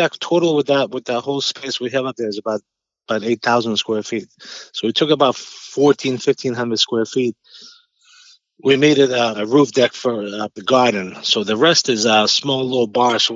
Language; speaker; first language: English; non-native, fluent; Albanian